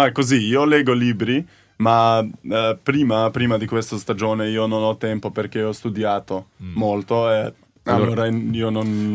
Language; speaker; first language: Italian; non-native, learner; Slovenian